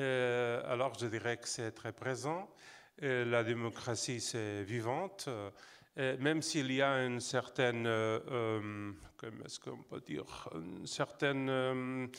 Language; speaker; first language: French; non-native, fluent; Portuguese